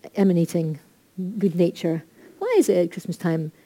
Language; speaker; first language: English; native; English